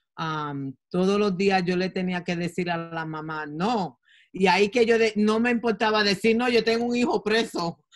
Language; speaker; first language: Spanish; early bilingual, heritage; Spanish